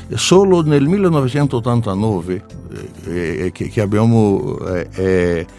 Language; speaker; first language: Italian; non-native, learner; Portuguese